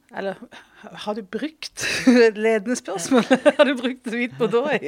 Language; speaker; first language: Norwegian; native; Norwegian